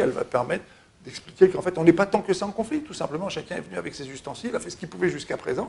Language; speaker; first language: French; native; French